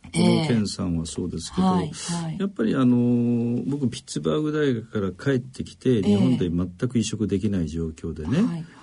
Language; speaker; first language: Japanese; native; Japanese